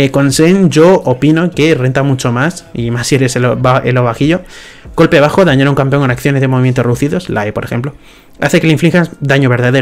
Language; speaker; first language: Spanish; native; Spanish